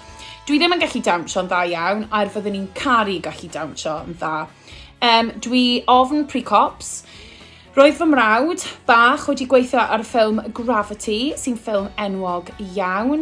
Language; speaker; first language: Welsh; native; Welsh